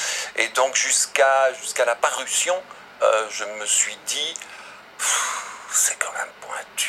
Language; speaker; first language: French; native; French